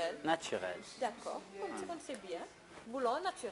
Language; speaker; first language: French; non-native, local second language; Wolof